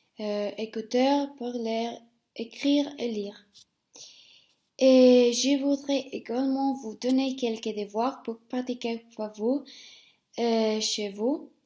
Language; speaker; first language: French; non-native, fluent; Spanish